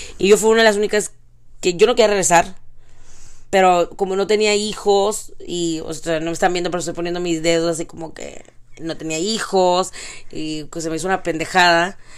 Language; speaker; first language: Spanish; native; Spanish